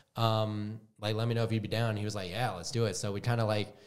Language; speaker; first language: English; native; English